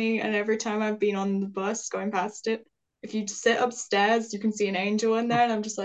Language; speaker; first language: English; native; English